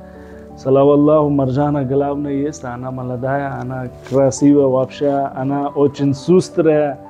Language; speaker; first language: Russian; non-native, learner; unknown